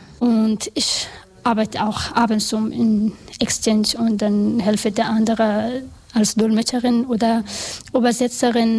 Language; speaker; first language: German; non-native, learner; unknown